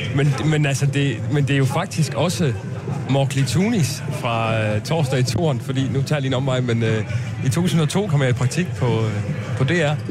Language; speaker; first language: Danish; native; Danish